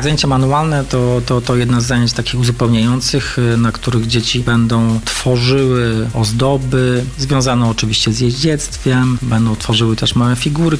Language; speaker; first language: Polish; native; Polish